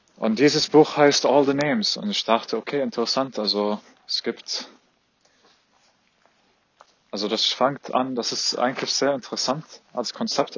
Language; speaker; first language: German; non-native, fluent; Arabic